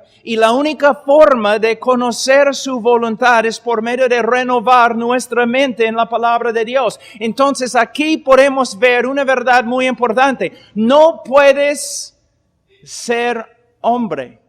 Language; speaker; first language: Spanish; non-native, fluent; English